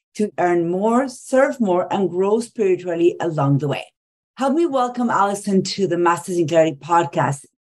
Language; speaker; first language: English; non-native, fluent; Spanish